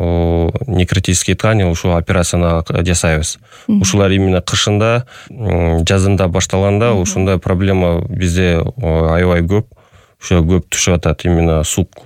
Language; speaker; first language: Kyrgyz; non-native, local second language; Russian